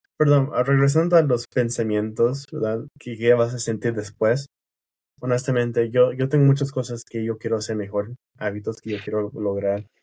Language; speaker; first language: Spanish; non-native, fluent; English